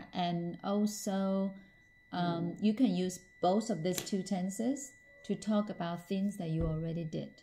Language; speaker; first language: English; non-native, fluent; Chinese